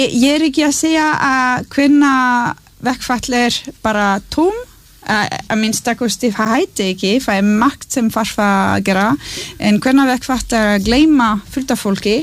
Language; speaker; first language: Icelandic; non-native, learner; French